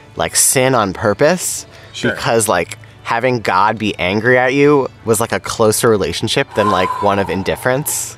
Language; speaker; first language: English; native; English